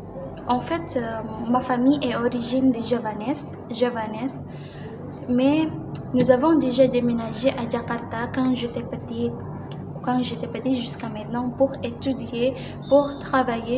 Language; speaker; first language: French; non-native, learner; Indonesian